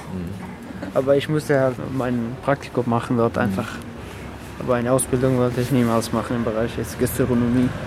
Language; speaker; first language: German; non-native, fluent; Persian